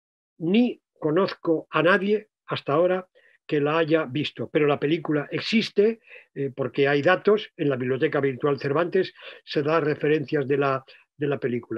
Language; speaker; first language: Spanish; native; Spanish